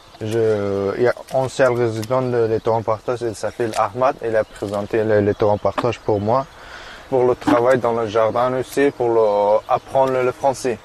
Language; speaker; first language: French; non-native, learner; Persian